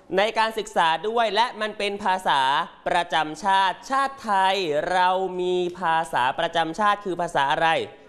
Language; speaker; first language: Thai; native; Thai